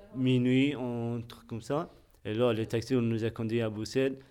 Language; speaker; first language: French; non-native, fluent; Persian